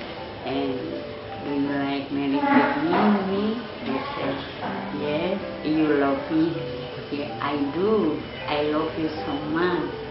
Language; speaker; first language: English; non-native, learner; Indonesian